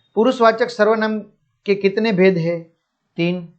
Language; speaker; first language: Hindi; non-native, local second language; Gujarati